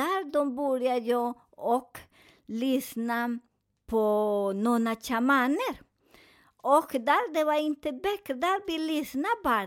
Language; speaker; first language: Swedish; non-native, learner; Spanish